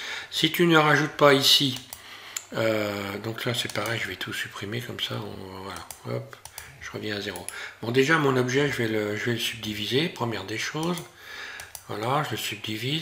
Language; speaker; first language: French; native; French